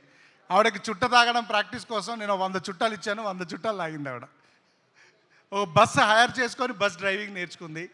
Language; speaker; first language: Telugu; native; Telugu